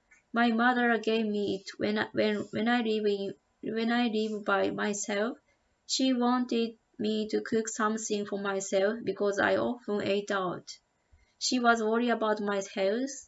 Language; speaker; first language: English; non-native, learner; Japanese